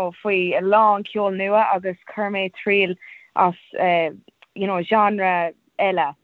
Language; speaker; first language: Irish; non-native, local second language; English